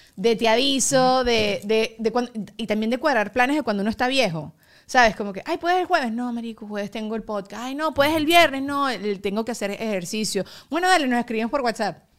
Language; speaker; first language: Spanish; native; Spanish